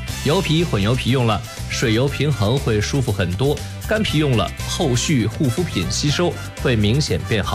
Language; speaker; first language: Chinese; native; Chinese